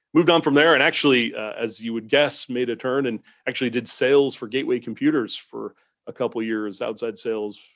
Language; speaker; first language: English; native; English